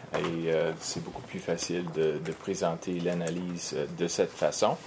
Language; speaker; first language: French; non-native, fluent; English